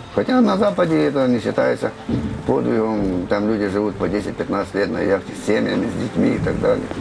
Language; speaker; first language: Russian; non-native, local second language; Ukrainian